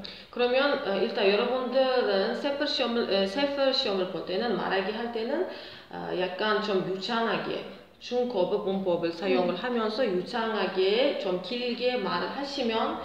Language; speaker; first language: Korean; non-native, fluent; Uzbek